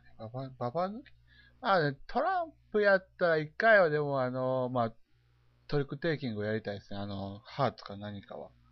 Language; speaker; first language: Japanese; native; Japanese